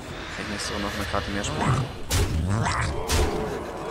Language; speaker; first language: German; native; German